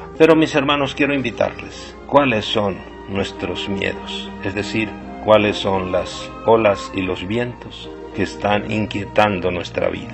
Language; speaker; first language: Spanish; native; Spanish